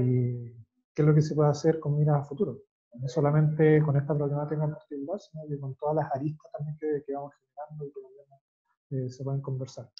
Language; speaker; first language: Spanish; native; Spanish